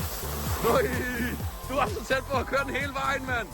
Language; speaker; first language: Danish; native; Danish